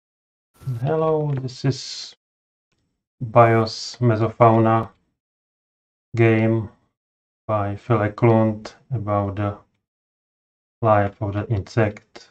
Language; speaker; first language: English; non-native, fluent; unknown